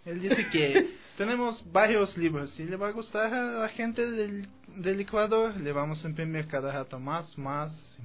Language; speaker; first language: Spanish; non-native, fluent; Russian